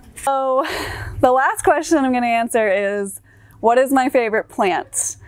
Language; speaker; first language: English; native; English